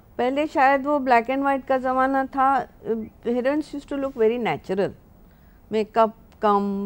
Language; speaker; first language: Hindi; non-native, local second language; Marathi